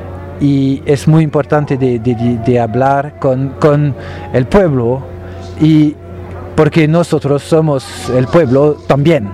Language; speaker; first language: Spanish; non-native, learner; French